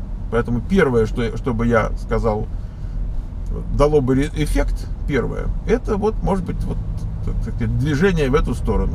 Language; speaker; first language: Russian; native; Russian